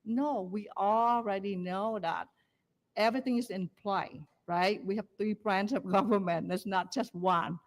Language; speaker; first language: English; non-native, learner; Vietnamese